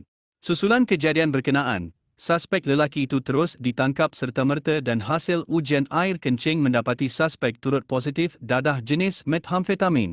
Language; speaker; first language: Malay; native; Malay